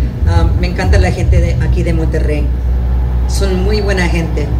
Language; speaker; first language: Spanish; early bilingual, heritage; English